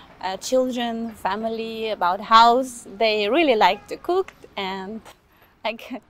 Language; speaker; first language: English; non-native, fluent; Ukrainian